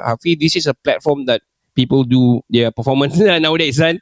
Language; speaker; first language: English; non-native, local second language; Malay